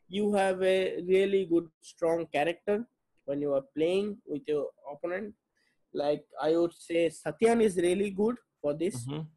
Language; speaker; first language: English; non-native, local second language; Bangla